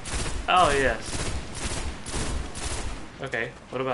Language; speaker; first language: English; native; English